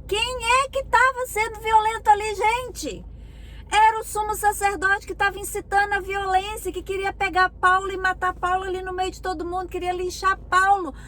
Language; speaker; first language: Portuguese; native; Portuguese